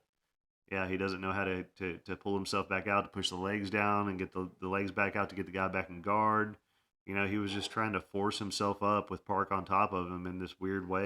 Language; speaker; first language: English; native; English